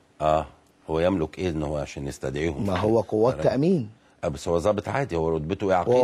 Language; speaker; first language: Arabic; native; Arabic